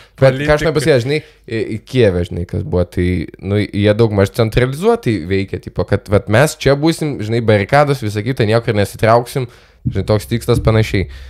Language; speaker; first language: Lithuanian; non-native, local second language; Russian